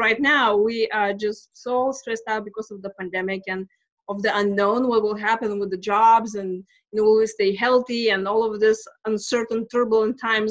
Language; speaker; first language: English; non-native, fluent; Lithuanian